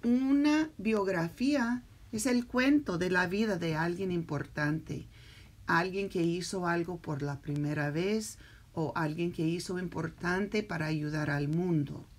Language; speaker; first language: Spanish; early bilingual, heritage; Spanish